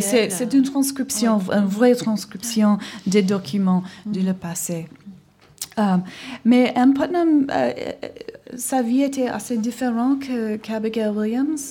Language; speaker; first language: French; non-native, learner; English